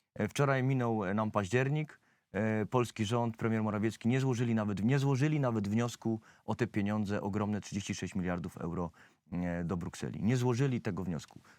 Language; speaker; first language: Polish; native; Polish